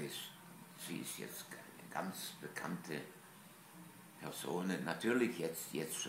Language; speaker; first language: German; non-native, fluent; Polish